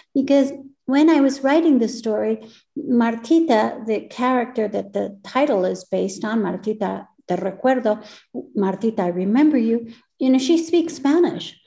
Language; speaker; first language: English; early bilingual, other home language; Spanish